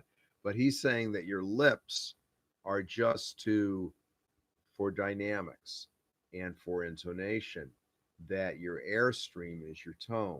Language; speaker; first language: English; native; English